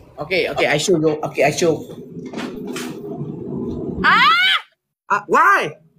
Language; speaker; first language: English; non-native, learner; Malay